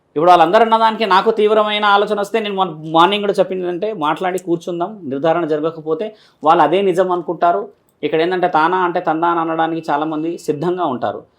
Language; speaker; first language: Telugu; native; Telugu